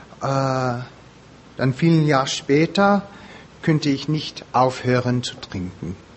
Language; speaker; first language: German; non-native, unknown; English